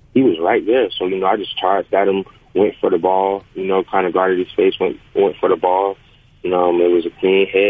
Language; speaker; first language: English; native; English